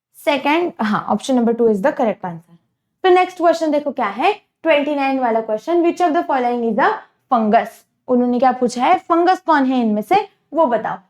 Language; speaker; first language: Hindi; non-native, local second language; Marathi